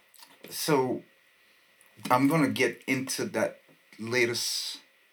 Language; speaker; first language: English; non-native, fluent; French